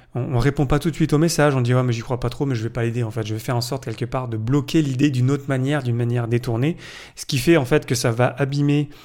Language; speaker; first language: French; native; French